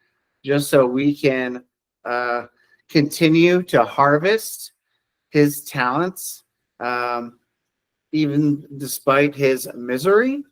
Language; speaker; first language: English; native; English